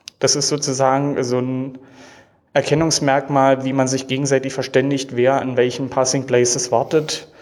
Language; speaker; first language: German; native; German